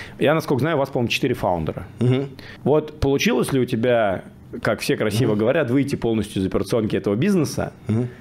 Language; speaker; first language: Russian; native; Russian